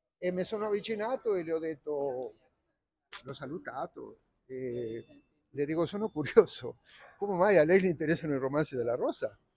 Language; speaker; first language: Italian; non-native, fluent; Spanish